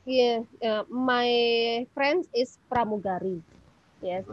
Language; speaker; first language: English; non-native, learner; Indonesian